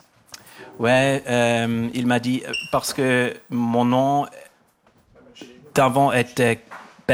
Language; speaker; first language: French; non-native, learner; German